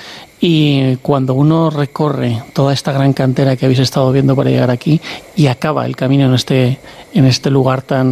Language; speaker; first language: Spanish; native; Spanish